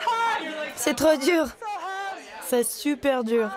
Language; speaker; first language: French; non-native, fluent; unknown